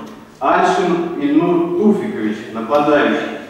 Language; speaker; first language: Russian; native; Russian